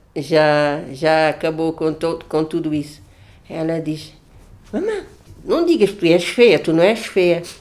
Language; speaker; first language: Portuguese; non-native, local second language; Kabuverdianu